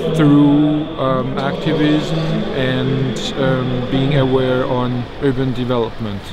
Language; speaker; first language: English; non-native, fluent; Georgian